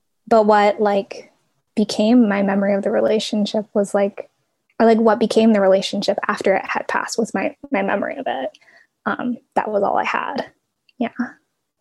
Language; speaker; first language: English; native; English